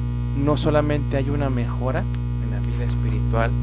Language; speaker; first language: Spanish; native; Spanish